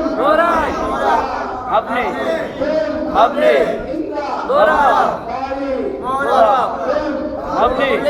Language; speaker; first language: Arabic; non-native, learner; Bangla